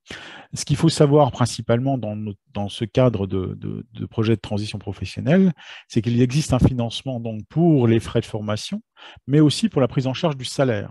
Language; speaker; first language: French; native; French